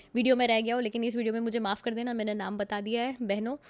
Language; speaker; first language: Hindi; non-native, local second language; Gujarati